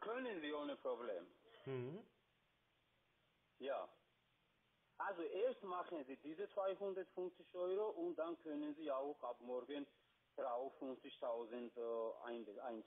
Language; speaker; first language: German; non-native, fluent; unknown